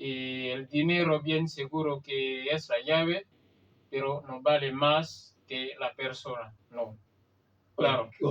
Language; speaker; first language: Spanish; non-native, learner; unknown